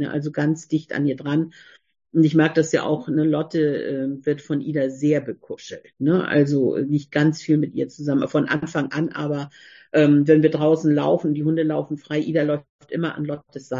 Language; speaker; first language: German; native; German